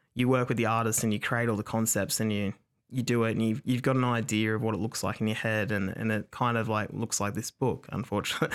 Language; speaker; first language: English; native; English